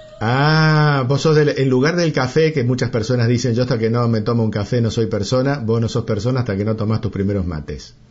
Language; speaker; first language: Spanish; native; Spanish